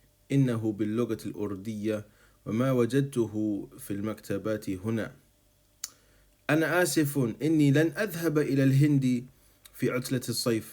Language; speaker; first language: Arabic; non-native, fluent; English